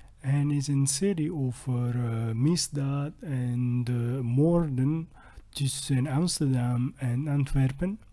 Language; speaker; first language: Dutch; non-native, learner; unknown